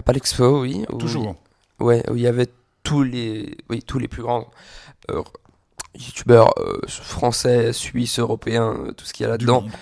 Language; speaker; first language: French; native; French